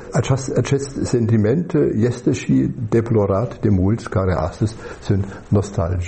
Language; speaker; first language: Romanian; non-native, fluent; German